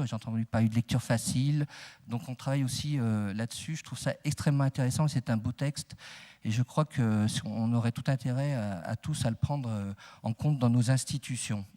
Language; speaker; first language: French; native; French